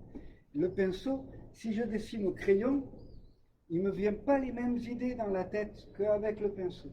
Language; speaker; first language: French; native; French